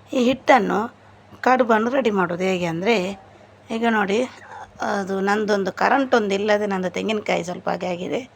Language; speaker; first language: Kannada; non-native, local second language; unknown